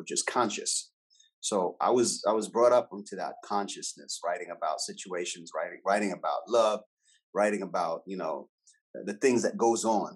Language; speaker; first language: English; native; English